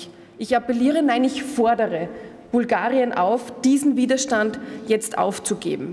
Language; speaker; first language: German; native; German